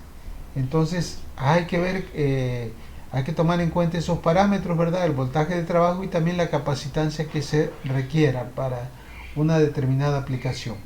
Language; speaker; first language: Spanish; native; Spanish